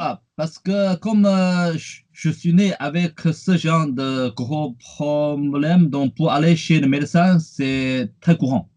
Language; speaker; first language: French; non-native, fluent; Chinese